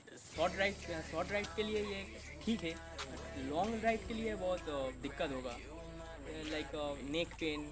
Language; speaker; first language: Hindi; non-native, local second language; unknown